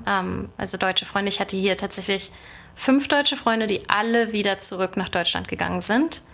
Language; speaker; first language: German; native; German